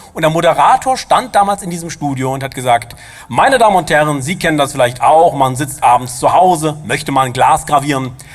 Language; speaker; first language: German; native; German